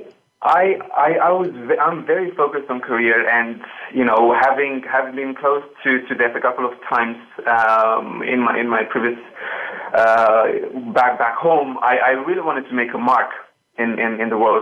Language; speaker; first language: English; non-native, fluent; Romanian